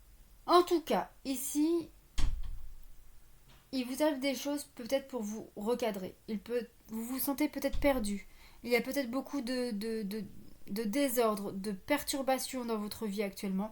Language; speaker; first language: French; native; French